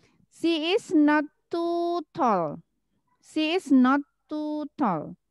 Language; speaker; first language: English; non-native, fluent; Indonesian